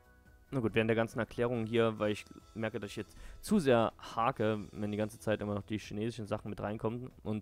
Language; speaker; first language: German; native; German